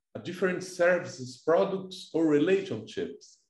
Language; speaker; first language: English; non-native, fluent; Portuguese